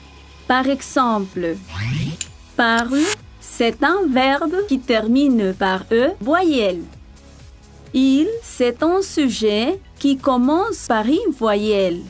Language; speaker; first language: French; non-native, fluent; Spanish